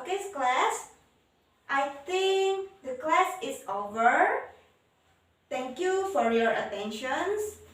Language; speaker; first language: English; non-native, learner; Indonesian